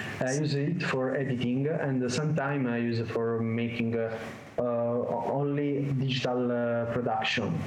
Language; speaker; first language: English; non-native, learner; Italian